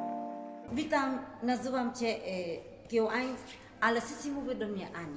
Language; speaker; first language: Polish; non-native, learner; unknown